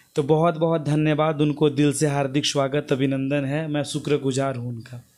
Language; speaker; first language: Hindi; non-native, local second language; Bhojpuri